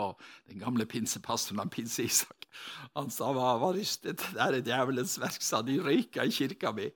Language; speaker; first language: Norwegian; native; Norwegian